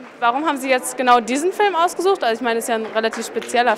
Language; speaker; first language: German; native; German